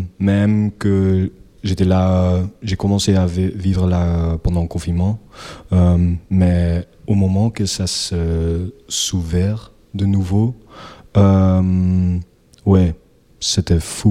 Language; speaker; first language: French; non-native, local second language; Dutch